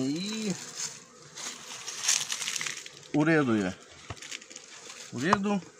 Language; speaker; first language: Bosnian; non-native, learner; Russian